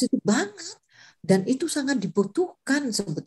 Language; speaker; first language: Indonesian; native; Indonesian